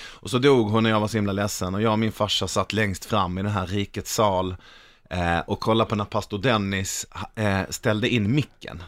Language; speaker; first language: Swedish; native; Swedish